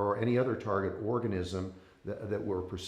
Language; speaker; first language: English; native; English